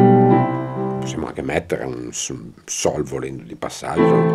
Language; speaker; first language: Italian; native; Italian